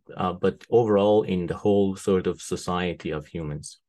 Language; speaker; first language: English; non-native, fluent; Persian